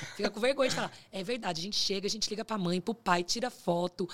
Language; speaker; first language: Portuguese; native; Portuguese